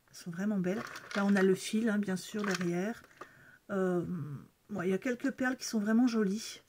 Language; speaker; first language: French; native; French